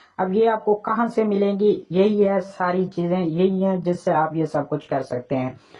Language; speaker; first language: Urdu; non-native, local second language; Punjabi